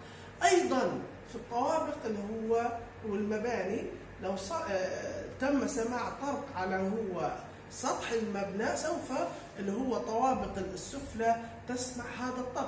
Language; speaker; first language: Arabic; native; Arabic